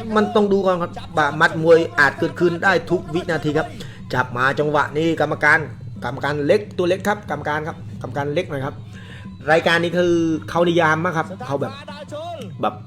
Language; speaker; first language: Thai; non-native, fluent; Khmer